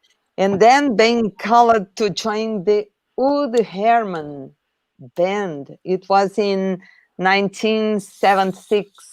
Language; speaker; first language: English; non-native, learner; Portuguese